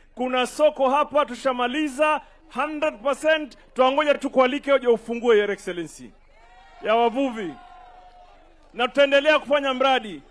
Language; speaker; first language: Swahili; native; Swahili